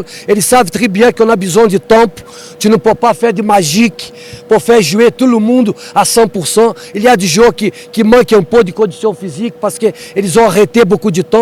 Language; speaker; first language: French; non-native, learner; Portuguese